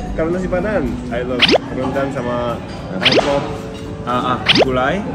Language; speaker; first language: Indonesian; non-native, fluent; Japanese